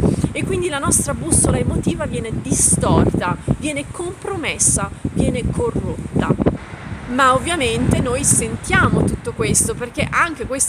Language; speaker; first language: Italian; native; Italian